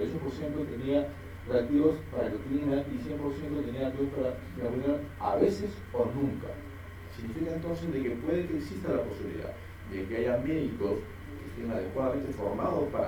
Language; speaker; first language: Spanish; native; Spanish